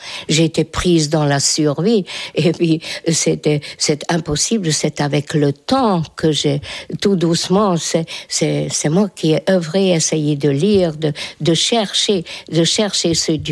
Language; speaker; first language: French; non-native, fluent; Hungarian